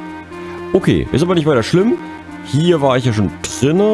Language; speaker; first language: German; native; German